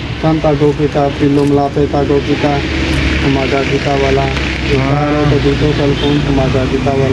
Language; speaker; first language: Filipino; non-native, learner; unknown